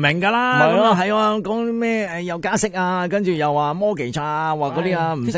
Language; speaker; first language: Cantonese; native; Cantonese